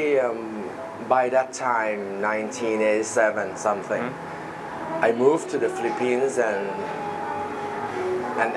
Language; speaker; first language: English; non-native, fluent; Thai